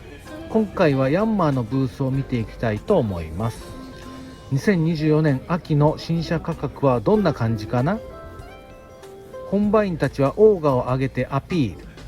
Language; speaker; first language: Japanese; native; Japanese